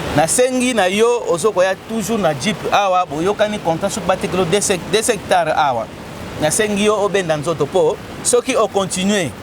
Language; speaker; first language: Lingala; non-native, local second language; Kongo